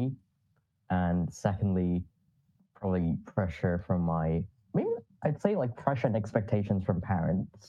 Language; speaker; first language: English; non-native, local second language; Cantonese